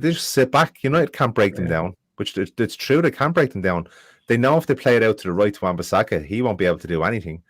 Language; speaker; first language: English; native; English